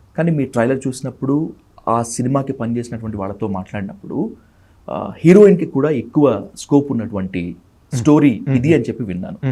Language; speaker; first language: Telugu; native; Telugu